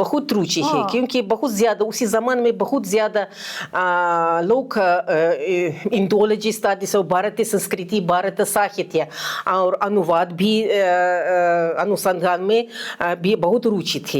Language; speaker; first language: Hindi; non-native, fluent; Russian